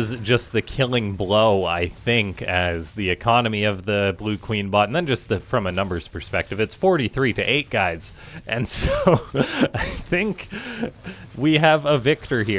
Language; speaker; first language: English; native; English